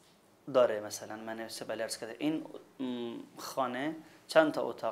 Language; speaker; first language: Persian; non-native, fluent; Urdu